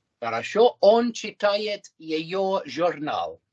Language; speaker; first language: Russian; non-native, fluent; English